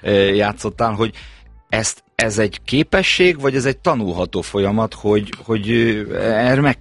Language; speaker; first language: Hungarian; native; Hungarian